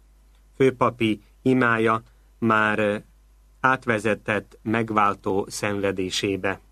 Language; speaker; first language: Hungarian; native; Hungarian